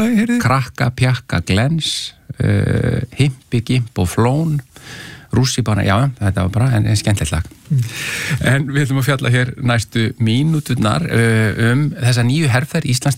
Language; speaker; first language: Icelandic; native; Icelandic